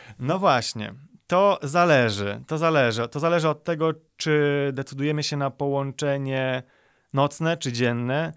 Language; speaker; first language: Polish; native; Polish